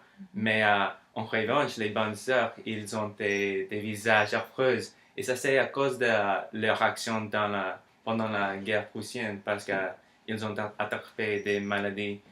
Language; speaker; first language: French; non-native, learner; English